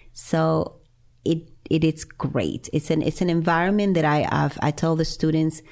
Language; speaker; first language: English; non-native, fluent; Spanish